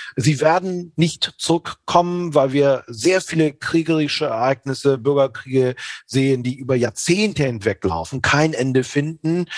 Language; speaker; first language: German; native; German